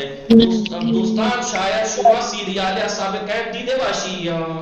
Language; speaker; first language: Persian; non-native, fluent; Urdu